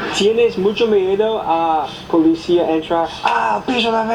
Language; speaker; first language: Spanish; non-native, learner; English